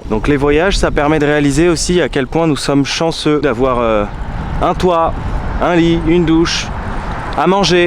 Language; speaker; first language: French; native; French